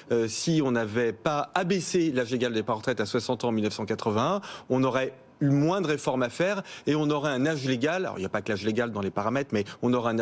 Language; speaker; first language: French; native; French